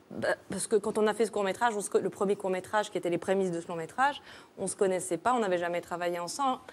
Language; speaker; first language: French; native; French